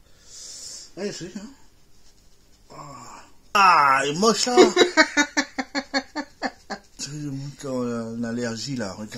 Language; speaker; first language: French; native; French